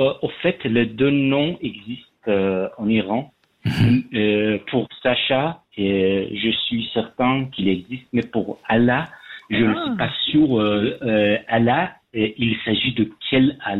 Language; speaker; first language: French; non-native, fluent; Persian